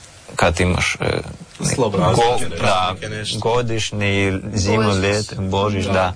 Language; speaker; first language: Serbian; non-native, learner; Russian